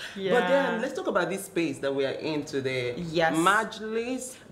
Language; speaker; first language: English; non-native, local second language; Igbo